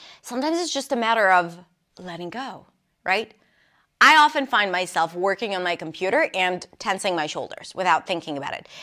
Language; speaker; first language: English; non-native, fluent; Hebrew